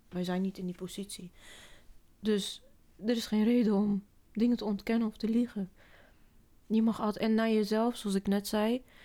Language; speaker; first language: Dutch; early bilingual, other home language; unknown